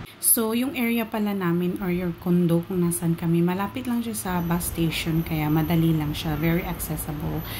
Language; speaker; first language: Filipino; non-native, local second language; Cebuano